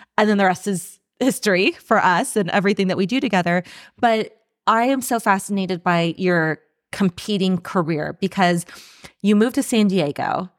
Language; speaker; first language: English; native; English